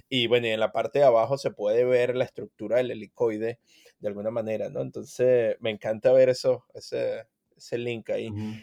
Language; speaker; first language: Spanish; native; Spanish